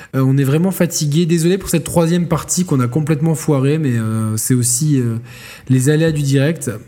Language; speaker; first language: French; native; French